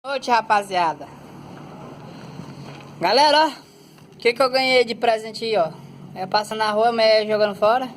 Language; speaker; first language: Portuguese; native; Portuguese